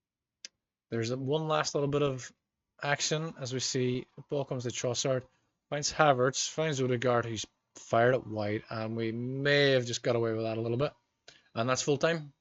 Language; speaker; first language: English; native; English